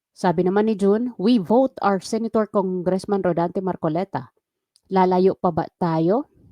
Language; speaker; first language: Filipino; non-native, local second language; Waray